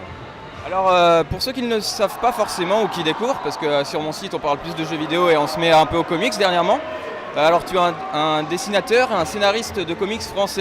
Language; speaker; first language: French; native; French